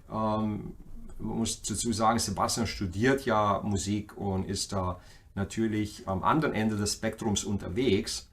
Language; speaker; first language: German; native; German